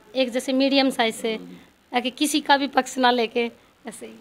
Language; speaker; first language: Hindi; native; Hindi